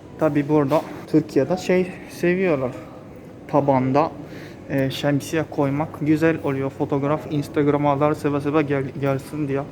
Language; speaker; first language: Turkish; non-native, fluent; Japanese